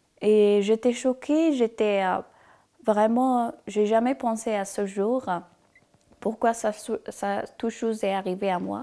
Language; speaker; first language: French; non-native, learner; Persian